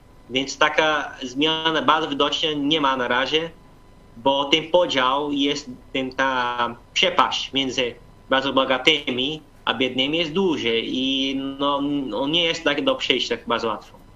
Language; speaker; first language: Polish; non-native, fluent; Portuguese